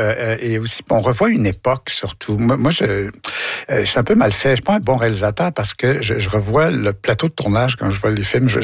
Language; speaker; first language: French; native; French